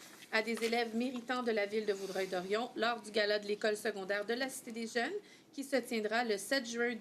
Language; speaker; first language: French; native; French